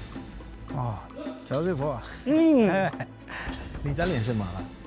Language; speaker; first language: Chinese; non-native, learner; Italian